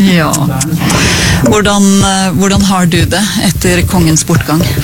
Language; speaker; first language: Norwegian; native; Norwegian